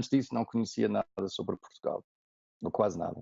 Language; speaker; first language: Portuguese; non-native, fluent; English